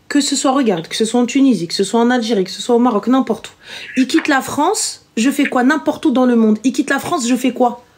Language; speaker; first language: French; early bilingual, other home language; Arabic